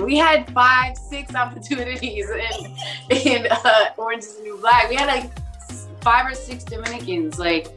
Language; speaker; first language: English; early bilingual, other home language; Spanish